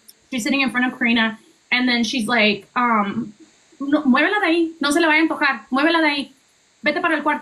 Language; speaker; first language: Spanish; early bilingual, heritage; Spanish